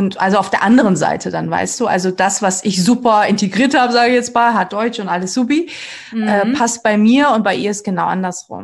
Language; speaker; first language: German; early bilingual, other home language; Portuguese